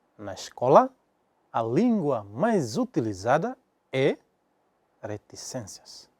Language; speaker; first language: Portuguese; non-native, local second language; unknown